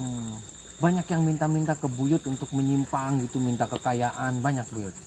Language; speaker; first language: Indonesian; native; Indonesian